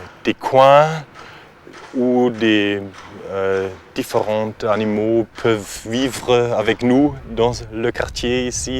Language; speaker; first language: French; non-native, learner; German